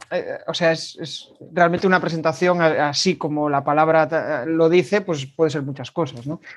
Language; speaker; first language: Spanish; native; Spanish